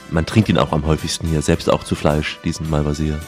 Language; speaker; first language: German; native; German